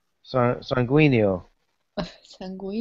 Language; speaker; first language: Spanish; non-native, learner; English